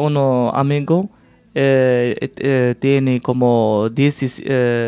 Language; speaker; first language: Spanish; non-native, learner; Arabic